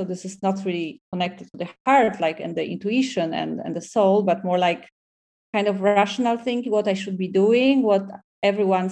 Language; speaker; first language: English; non-native, fluent; Polish